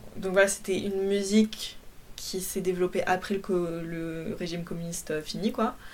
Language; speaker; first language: French; early bilingual, other home language; Polish